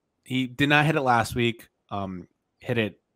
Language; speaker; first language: English; native; English